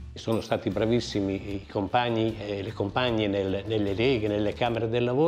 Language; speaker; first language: Italian; native; Italian